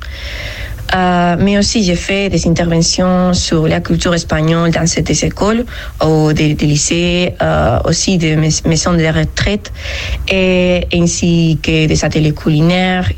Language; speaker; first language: French; non-native, fluent; Spanish